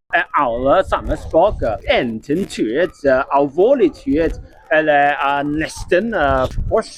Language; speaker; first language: Norwegian; non-native, learner; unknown